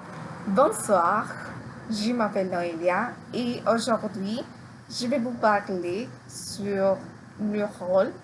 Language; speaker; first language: French; non-native, learner; Spanish